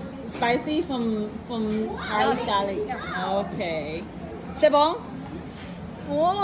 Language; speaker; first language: English; non-native, learner; Thai